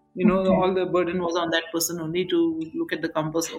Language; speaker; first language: English; non-native, local second language; Nepali